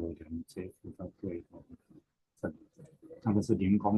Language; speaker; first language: Chinese; native; Chinese